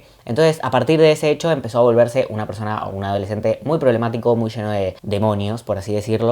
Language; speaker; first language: Spanish; native; Spanish